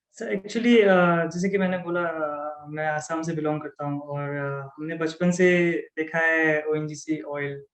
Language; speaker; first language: Hindi; non-native, local second language; Assamese